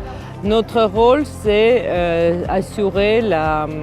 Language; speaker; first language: French; non-native, fluent; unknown